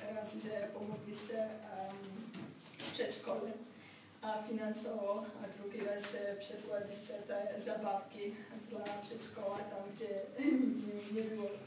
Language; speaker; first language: Polish; non-native, fluent; Georgian